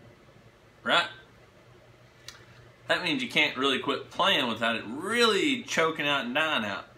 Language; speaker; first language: English; native; English